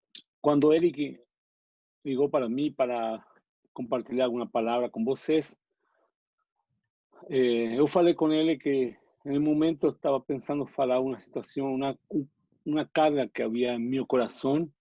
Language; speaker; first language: Portuguese; non-native, learner; Spanish